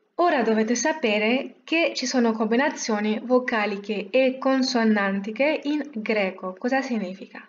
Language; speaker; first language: Italian; non-native, fluent; French